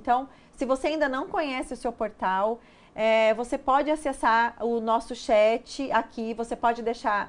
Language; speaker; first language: Portuguese; native; Portuguese